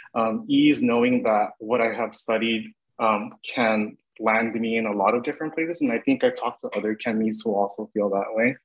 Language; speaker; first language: English; native; English